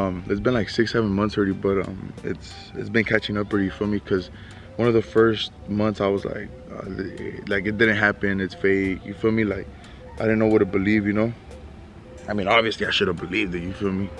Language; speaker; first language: English; early bilingual, other home language; Spanish